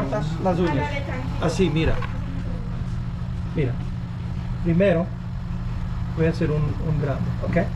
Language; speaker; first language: Spanish; non-native, learner; English